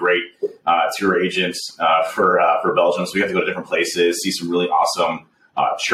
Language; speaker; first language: English; native; English